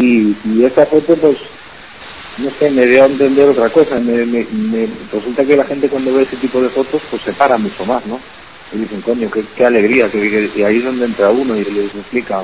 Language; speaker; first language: Spanish; native; Spanish